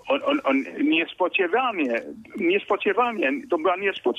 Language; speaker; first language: Polish; non-native, fluent; Finnish